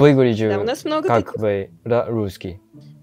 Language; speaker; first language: Russian; non-native, learner; Japanese